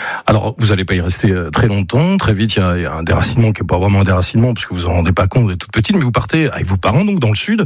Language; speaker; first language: French; native; French